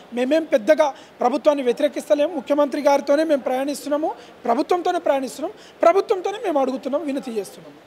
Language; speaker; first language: Telugu; non-native, local second language; Lambadi